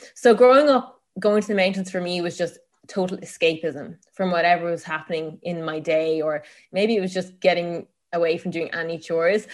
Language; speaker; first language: English; native; English